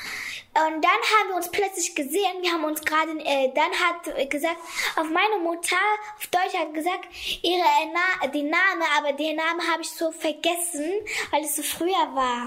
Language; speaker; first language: German; early bilingual, other home language; Kurdish